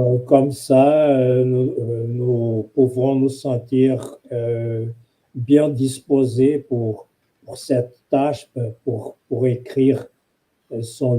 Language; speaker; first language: French; non-native, fluent; Portuguese